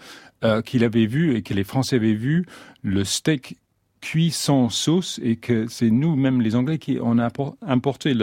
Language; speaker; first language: French; non-native, fluent; English